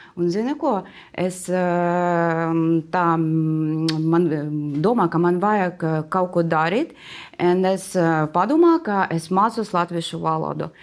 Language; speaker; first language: Latvian; non-native, fluent; Ukrainian